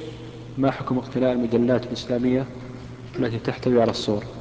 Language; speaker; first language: Arabic; native; Arabic